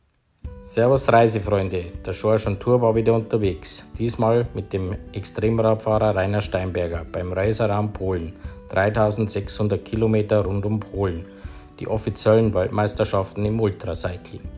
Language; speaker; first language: German; native; German